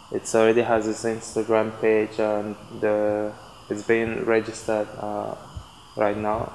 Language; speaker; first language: English; non-native, local second language; Igbo